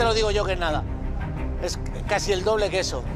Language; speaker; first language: Spanish; native; Spanish